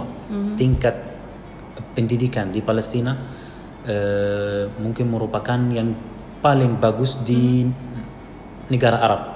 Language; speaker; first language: Indonesian; non-native, fluent; Arabic